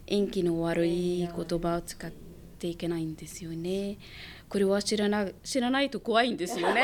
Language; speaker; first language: Japanese; non-native, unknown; Arabic